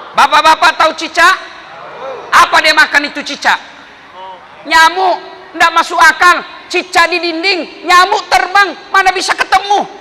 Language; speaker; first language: Indonesian; non-native, local second language; Buginese